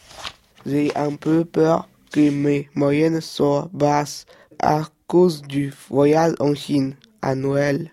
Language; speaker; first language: French; early bilingual, other home language; Chinese